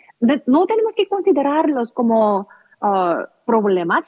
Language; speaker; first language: Spanish; non-native, learner; Korean